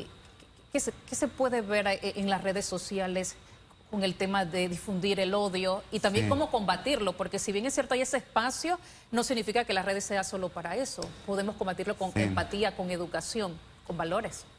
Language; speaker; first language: Spanish; native; Spanish